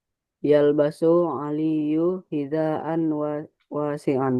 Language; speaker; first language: Arabic; non-native, learner; Indonesian